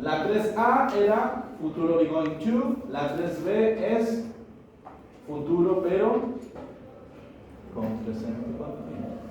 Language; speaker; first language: Spanish; native; Spanish